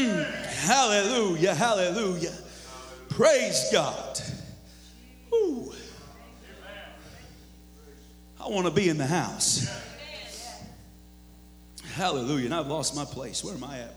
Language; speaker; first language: English; native; English